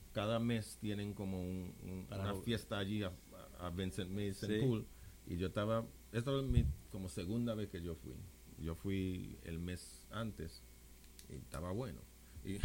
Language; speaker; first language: Spanish; non-native, local second language; English